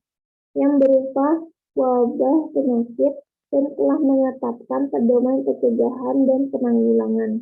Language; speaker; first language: Indonesian; native; Indonesian